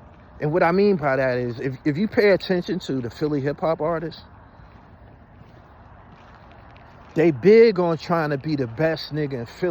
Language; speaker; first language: English; native; English